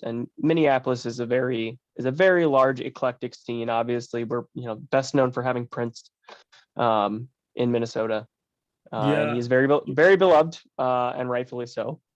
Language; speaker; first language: English; native; English